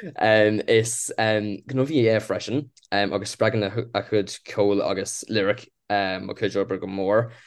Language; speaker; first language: Irish; non-native, local second language; English